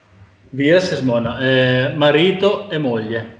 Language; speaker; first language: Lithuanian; non-native, learner; Italian